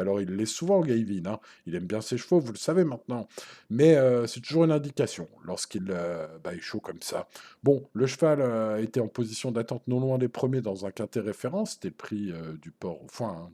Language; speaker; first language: French; native; French